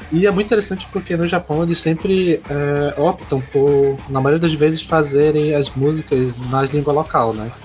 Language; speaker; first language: Portuguese; native; Portuguese